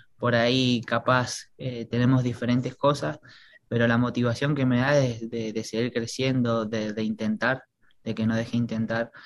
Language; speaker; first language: Spanish; native; Spanish